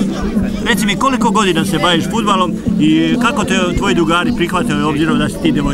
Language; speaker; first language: Serbian; native; Serbian